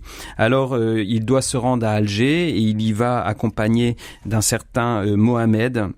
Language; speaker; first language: French; native; French